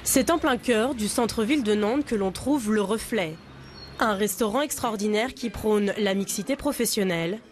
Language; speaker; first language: French; native; French